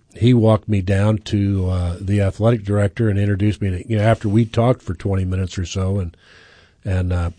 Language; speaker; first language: English; native; English